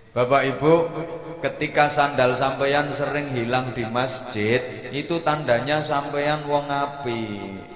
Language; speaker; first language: Indonesian; non-native, local second language; Javanese